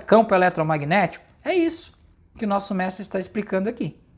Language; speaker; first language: Portuguese; native; Portuguese